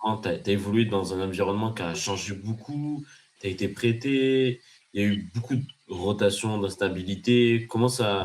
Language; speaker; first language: French; native; French